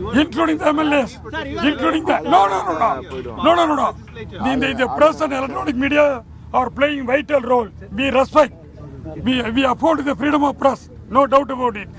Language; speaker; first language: English; non-native, local second language; Tamil